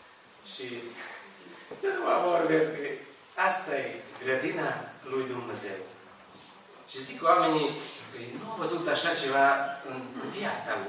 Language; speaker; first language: Romanian; non-native, learner; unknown